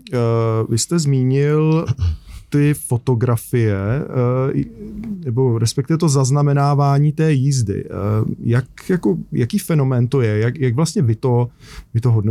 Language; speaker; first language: Czech; native; Czech